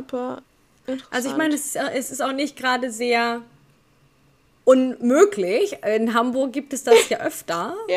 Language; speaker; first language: German; native; German